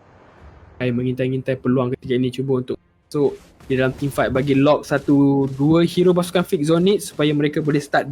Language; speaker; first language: Malay; native; Malay